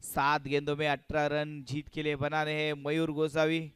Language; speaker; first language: Hindi; non-native, local second language; Marathi